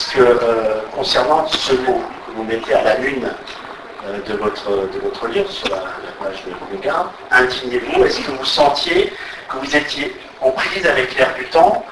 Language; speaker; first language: French; native; French